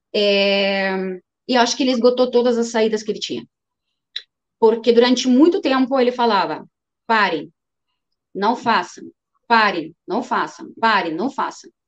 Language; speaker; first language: Portuguese; non-native, fluent; Ukrainian